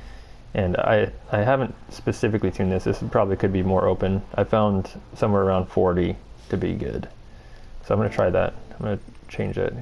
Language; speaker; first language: English; native; English